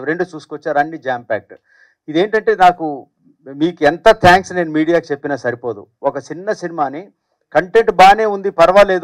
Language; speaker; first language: Telugu; native; Telugu